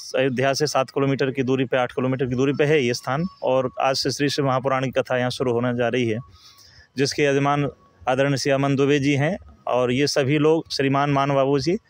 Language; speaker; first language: Hindi; native; Hindi